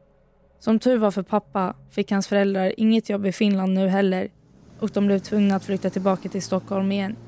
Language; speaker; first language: Swedish; early bilingual, heritage; Finnish